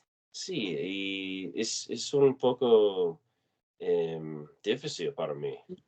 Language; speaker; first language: Spanish; non-native, learner; English